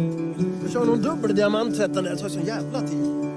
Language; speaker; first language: Swedish; native; Swedish